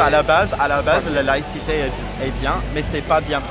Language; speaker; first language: French; non-native, fluent; English